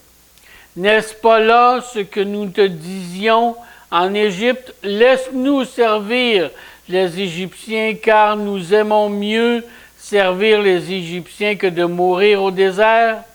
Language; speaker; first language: French; native; French